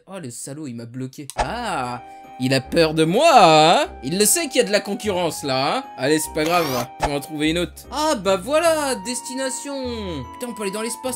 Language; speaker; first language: French; native; French